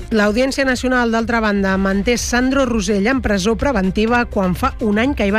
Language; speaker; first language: Catalan; native; Catalan